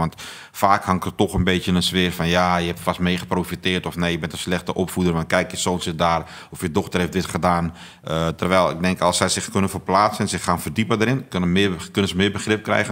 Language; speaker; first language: Dutch; native; Dutch